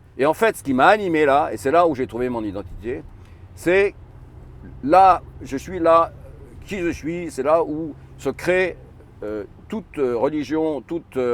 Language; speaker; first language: French; non-native, fluent; Arabic